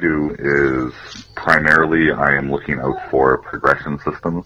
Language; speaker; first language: English; native; English